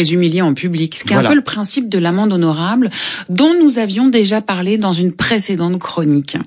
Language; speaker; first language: French; native; French